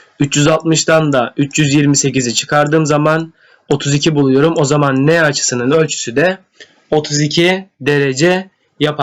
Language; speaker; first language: Turkish; native; Turkish